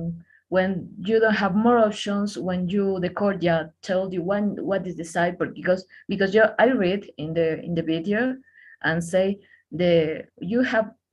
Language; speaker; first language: English; non-native, learner; Spanish